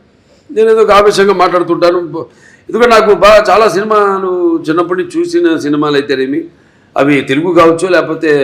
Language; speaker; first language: Telugu; native; Telugu